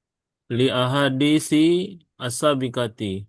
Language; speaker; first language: Arabic; non-native, learner; Indonesian